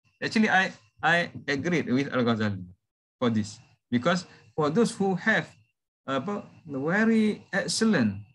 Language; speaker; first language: English; non-native, local second language; Malay